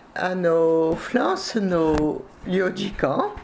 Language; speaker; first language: Japanese; non-native, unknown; French